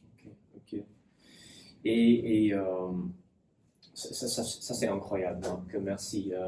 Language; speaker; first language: French; non-native, fluent; English